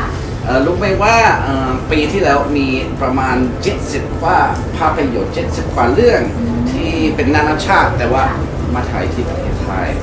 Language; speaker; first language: Thai; non-native, fluent; English